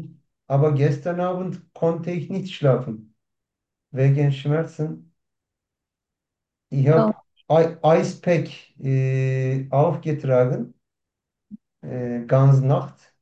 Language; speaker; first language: German; non-native, learner; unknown